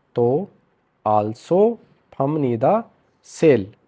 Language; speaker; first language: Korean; non-native, fluent; Urdu